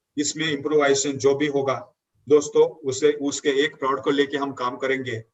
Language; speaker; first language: Hindi; non-native, local second language; Marathi